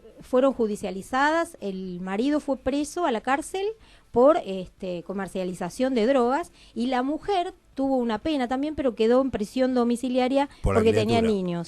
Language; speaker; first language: Spanish; native; Spanish